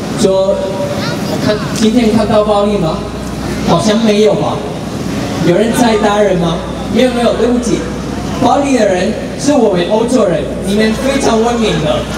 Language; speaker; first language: Chinese; non-native, fluent; Spanish